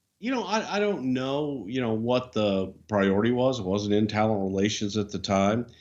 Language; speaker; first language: English; native; English